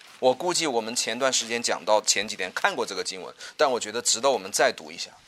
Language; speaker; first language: Chinese; native; Chinese